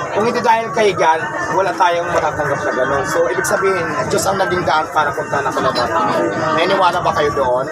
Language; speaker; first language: Filipino; non-native, local second language; Waray